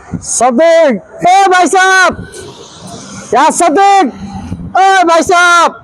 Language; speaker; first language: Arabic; non-native, learner; Bangla